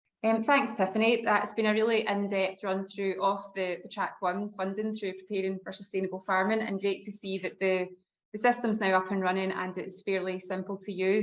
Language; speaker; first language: English; native; English